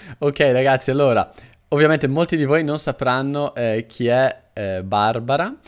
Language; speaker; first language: Italian; native; Italian